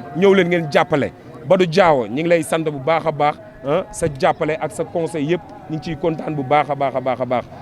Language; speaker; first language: Wolof; non-native, local second language; Fula